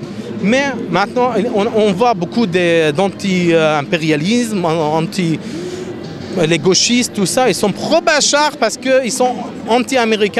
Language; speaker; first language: French; non-native, fluent; Arabic